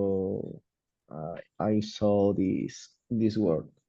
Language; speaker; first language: English; non-native, learner; Spanish